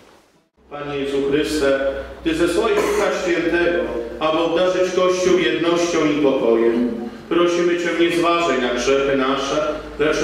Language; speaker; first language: Polish; native; Polish